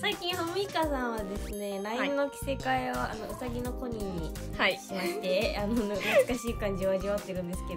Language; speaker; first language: Japanese; native; Japanese